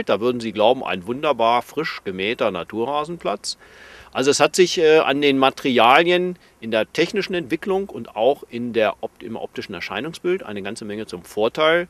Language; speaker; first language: German; native; German